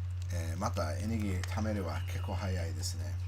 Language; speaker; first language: Japanese; non-native, learner; English